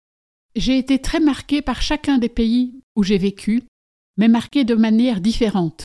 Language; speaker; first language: French; native; French